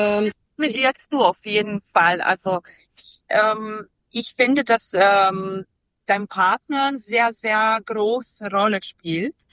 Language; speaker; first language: German; non-native, learner; Serbian